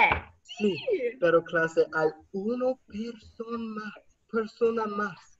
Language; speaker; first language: Spanish; non-native, learner; English